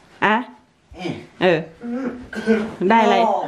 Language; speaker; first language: Thai; native; Thai